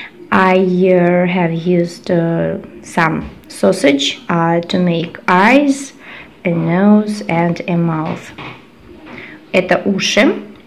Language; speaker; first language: English; non-native, fluent; Russian